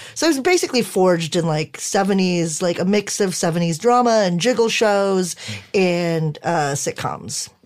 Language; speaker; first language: English; early bilingual, other home language; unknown